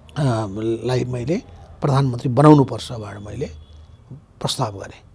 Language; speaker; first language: Nepali; native; Nepali